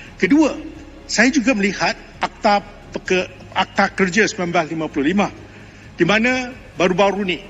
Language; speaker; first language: Malay; non-native, local second language; Chinese